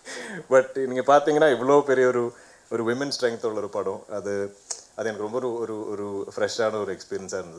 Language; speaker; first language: Tamil; non-native, fluent; Malayalam